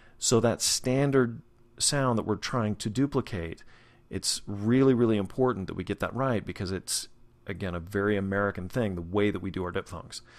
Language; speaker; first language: English; native; English